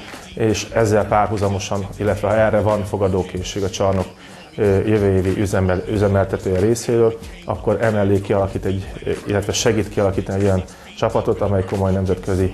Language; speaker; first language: Hungarian; native; Hungarian